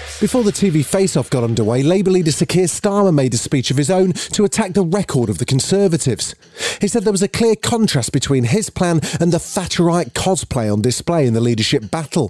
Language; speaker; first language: English; native; English